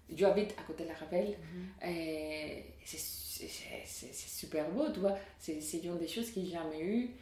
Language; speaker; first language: French; non-native, learner; Spanish